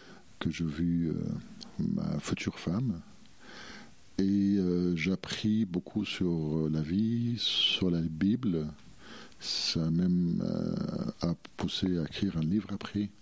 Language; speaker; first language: French; non-native, fluent; Arabic